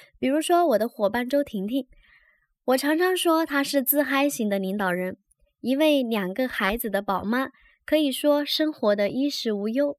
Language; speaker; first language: Chinese; native; Chinese